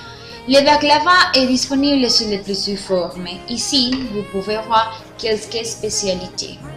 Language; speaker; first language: French; non-native, learner; Spanish